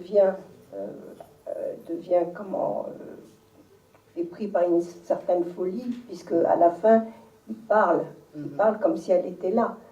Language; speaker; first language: French; native; French